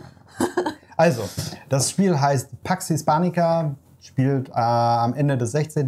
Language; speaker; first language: German; native; German